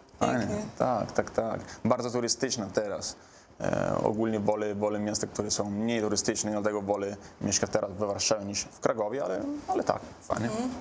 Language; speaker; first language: Polish; non-native, learner; Italian